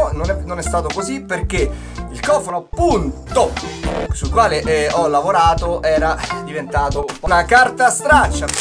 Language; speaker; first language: Italian; native; Italian